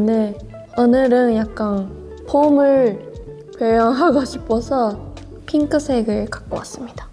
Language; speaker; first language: Korean; non-native, fluent; Japanese